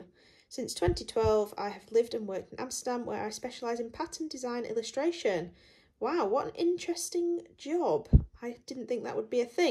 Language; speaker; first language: English; native; English